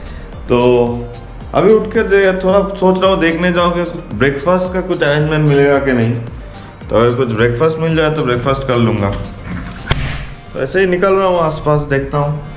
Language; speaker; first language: Hindi; non-native, local second language; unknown